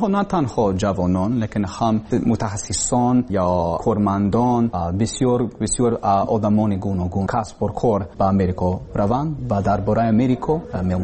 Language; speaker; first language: Persian; non-native, learner; English